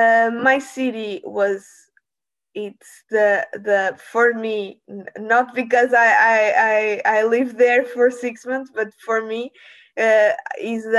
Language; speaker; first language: English; non-native, learner; Portuguese